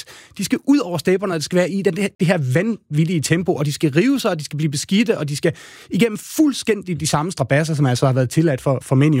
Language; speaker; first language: Danish; native; Danish